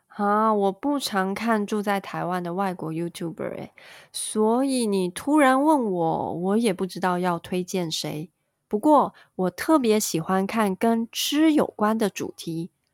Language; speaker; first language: Chinese; native; Chinese